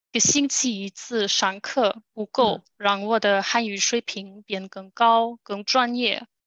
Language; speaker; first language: Chinese; non-native, learner; German